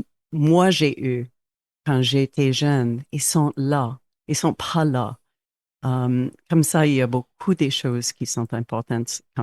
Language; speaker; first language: French; non-native, local second language; English